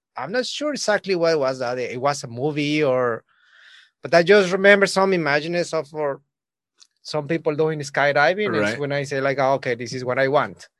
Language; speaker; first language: English; non-native, learner; Spanish